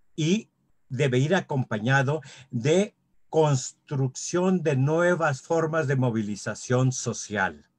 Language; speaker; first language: Spanish; native; Spanish